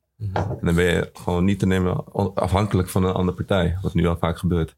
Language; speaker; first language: Dutch; early bilingual, other home language; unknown